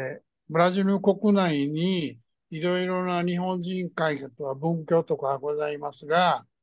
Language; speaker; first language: Japanese; early bilingual, heritage; Japanese